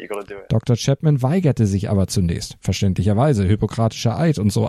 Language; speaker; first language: German; native; German